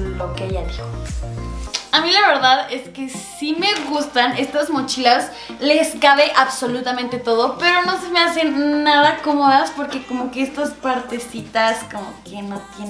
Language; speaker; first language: Spanish; native; Spanish